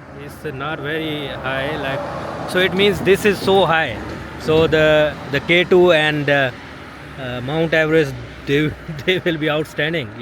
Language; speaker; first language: English; non-native, local second language; Urdu